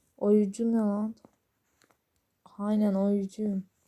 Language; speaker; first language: Turkish; native; Turkish